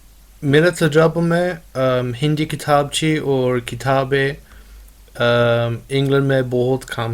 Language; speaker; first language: Hindi; non-native, learner; English